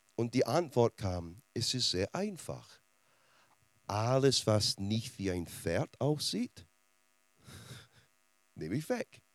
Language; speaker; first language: German; non-native, fluent; English